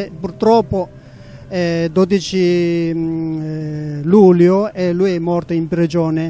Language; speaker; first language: Italian; non-native, learner; Tibetan